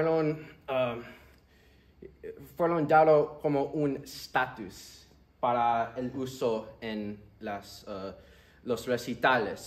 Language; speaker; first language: Spanish; early bilingual, heritage; Spanish